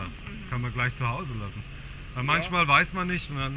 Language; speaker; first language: German; native; German